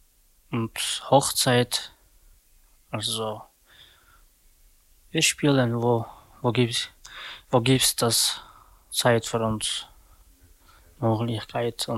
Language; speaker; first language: German; non-native, learner; Slovak